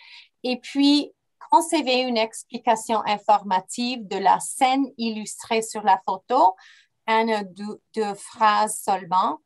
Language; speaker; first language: French; non-native, fluent; English